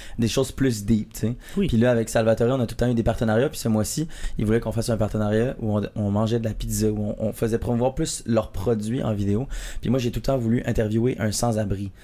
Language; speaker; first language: French; native; French